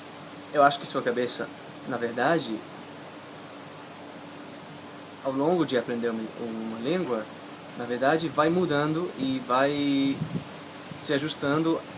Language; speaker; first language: Portuguese; non-native, fluent; English